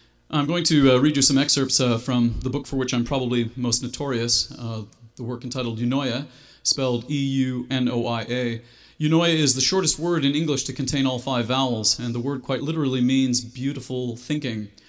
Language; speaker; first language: English; native; English